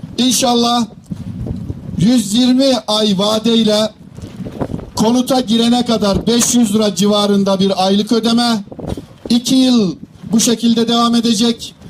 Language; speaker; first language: Turkish; native; Turkish